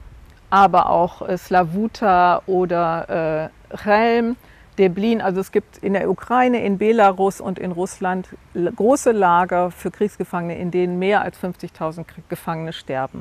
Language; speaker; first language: German; native; German